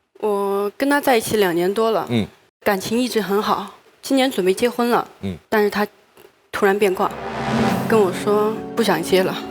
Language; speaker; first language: Chinese; native; Chinese